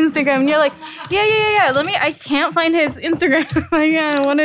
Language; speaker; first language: English; native; English